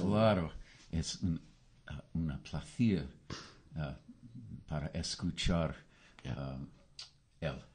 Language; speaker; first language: Spanish; non-native, learner; English